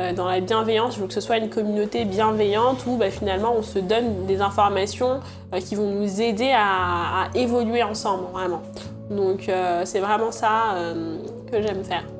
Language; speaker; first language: French; early bilingual, other home language; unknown